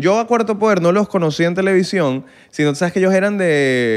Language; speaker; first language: Spanish; native; Spanish